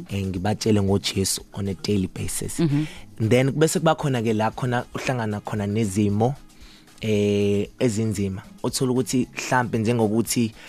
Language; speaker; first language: Zulu; native; Zulu